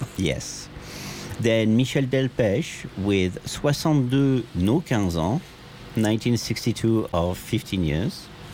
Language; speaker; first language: English; non-native, fluent; French